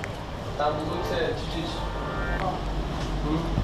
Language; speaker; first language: Russian; non-native, learner; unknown